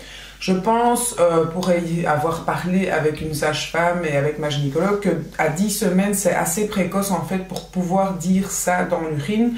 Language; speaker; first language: French; native; French